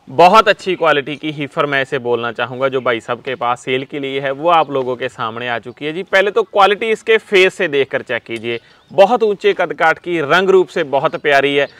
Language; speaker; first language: Hindi; non-native, local second language; Punjabi